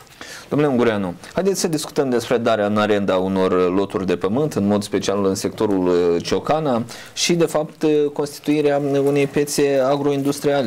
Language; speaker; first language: Romanian; native; Romanian